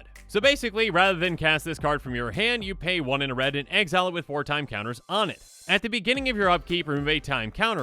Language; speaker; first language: English; native; English